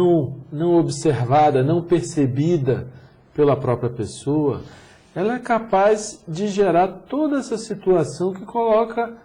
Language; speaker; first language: Portuguese; native; Portuguese